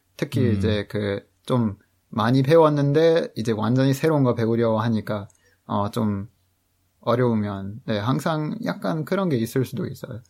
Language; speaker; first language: Korean; non-native, fluent; English